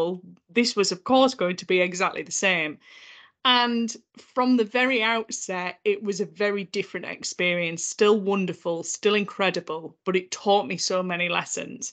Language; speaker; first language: English; native; English